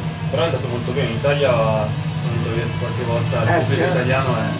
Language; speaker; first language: Italian; native; Italian